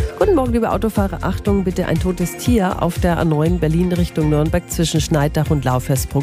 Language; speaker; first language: German; native; German